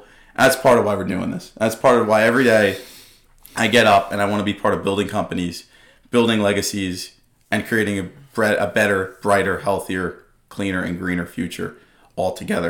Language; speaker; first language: English; native; English